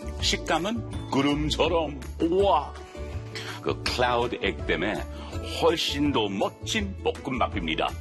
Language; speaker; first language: Korean; non-native, fluent; English